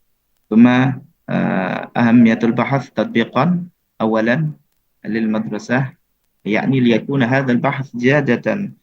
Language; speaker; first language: Arabic; non-native, fluent; Indonesian